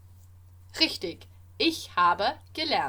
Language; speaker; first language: German; non-native, fluent; English